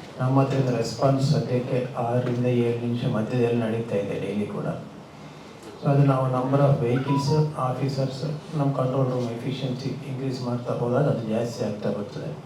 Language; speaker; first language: Kannada; native; Kannada